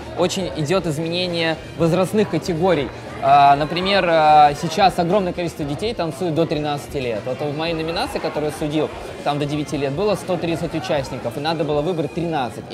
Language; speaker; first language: Russian; native; Russian